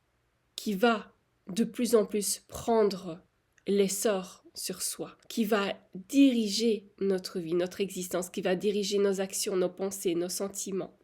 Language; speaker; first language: French; native; French